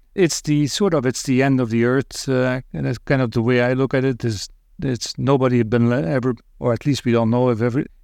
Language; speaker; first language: English; non-native, fluent; Dutch